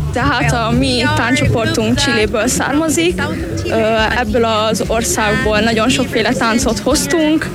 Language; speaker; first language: Hungarian; non-native, fluent; Spanish